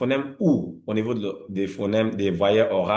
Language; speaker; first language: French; non-native, fluent; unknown